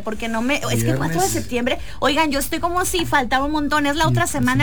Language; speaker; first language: Spanish; native; Spanish